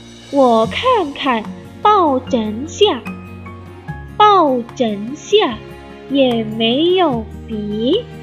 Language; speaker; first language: Chinese; non-native, fluent; Indonesian